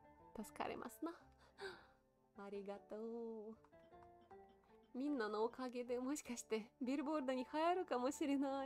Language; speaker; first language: Japanese; non-native, learner; Russian